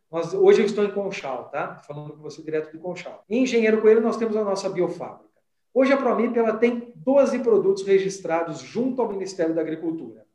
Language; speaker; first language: Portuguese; native; Portuguese